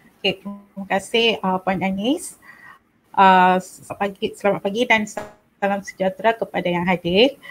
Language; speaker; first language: Malay; non-native, local second language; Tamil